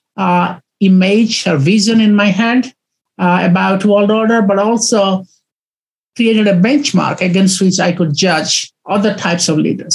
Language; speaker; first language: English; non-native, local second language; Odia